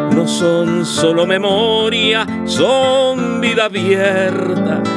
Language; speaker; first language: Spanish; native; Spanish